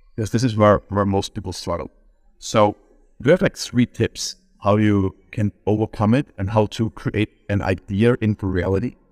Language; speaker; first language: English; non-native, fluent; German